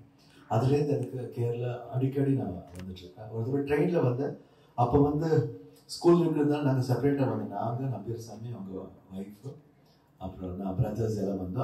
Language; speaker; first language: Tamil; non-native, learner; Kannada